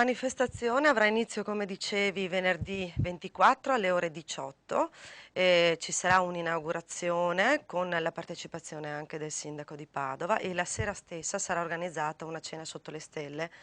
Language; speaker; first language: Italian; native; Italian